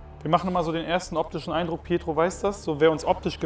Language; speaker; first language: German; native; German